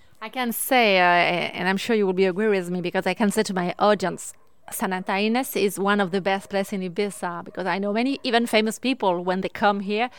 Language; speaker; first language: English; non-native, learner; French